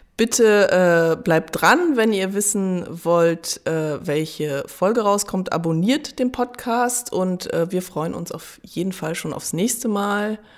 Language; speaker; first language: German; native; German